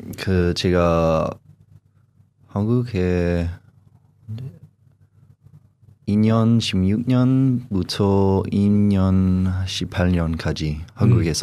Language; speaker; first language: Korean; non-native, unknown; English